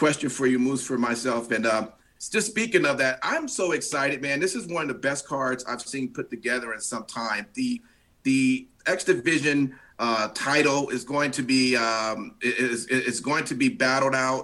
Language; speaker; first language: English; native; English